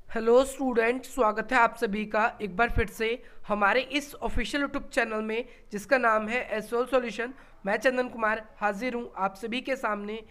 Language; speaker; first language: Hindi; native; Hindi